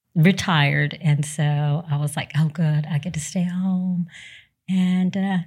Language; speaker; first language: English; native; English